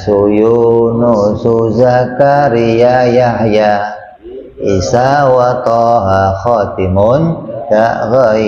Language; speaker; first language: Arabic; non-native, fluent; Indonesian